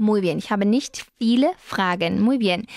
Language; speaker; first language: German; non-native, fluent; Spanish